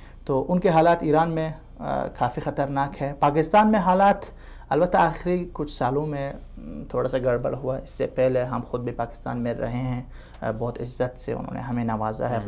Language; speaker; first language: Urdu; non-native, fluent; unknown